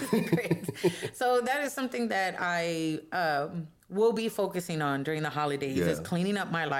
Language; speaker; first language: English; non-native, fluent; Spanish